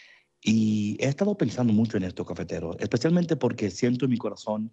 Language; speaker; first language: Spanish; native; Spanish